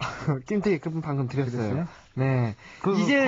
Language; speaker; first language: Korean; native; Korean